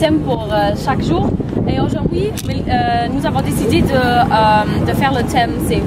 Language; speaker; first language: French; non-native, fluent; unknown